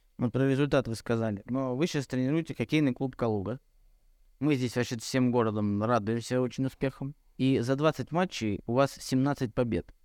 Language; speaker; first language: Russian; native; Russian